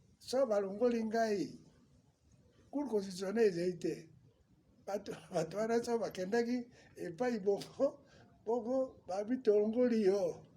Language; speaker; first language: Lingala; native; Lingala